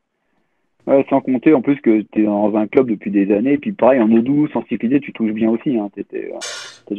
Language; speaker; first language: French; native; French